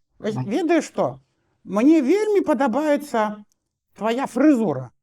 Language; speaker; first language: Belarusian; non-native, local second language; Russian